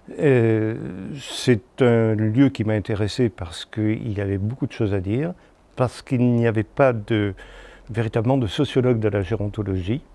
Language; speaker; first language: French; native; French